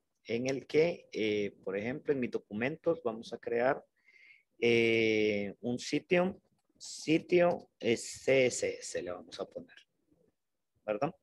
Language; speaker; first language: Spanish; native; Spanish